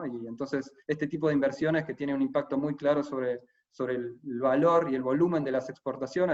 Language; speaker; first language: Spanish; native; Spanish